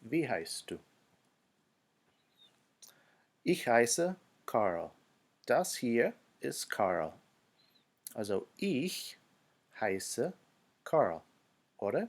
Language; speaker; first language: German; non-native, fluent; English